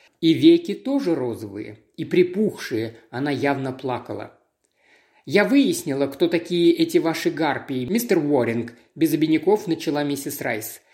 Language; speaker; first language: Russian; native; Russian